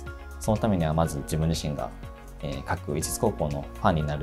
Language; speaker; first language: Japanese; native; Japanese